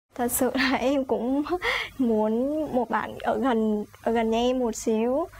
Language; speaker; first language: Vietnamese; native; Vietnamese